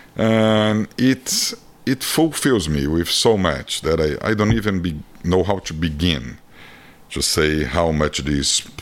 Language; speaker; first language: English; non-native, fluent; Portuguese